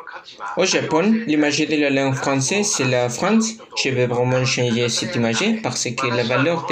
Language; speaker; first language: French; non-native, learner; Japanese